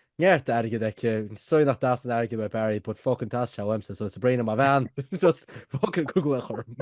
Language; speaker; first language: Irish; native; Irish